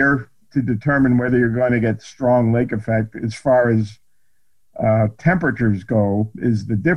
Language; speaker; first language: English; native; English